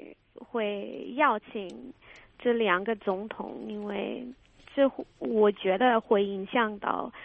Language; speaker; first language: Chinese; non-native, fluent; English